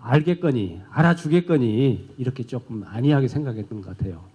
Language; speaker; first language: Korean; native; Korean